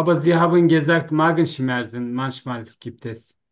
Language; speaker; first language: German; non-native, learner; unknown